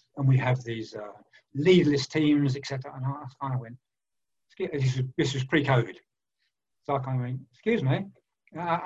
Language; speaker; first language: English; native; English